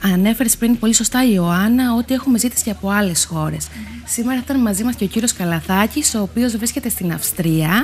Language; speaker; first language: Greek; native; Greek